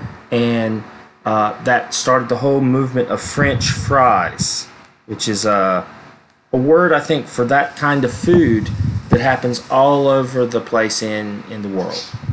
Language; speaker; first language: English; native; English